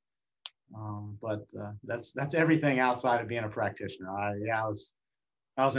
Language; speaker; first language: English; native; English